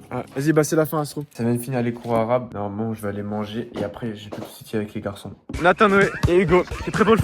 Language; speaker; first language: French; native; French